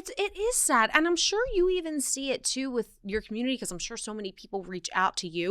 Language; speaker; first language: English; native; English